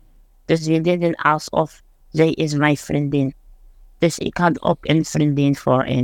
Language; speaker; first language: Dutch; non-native, fluent; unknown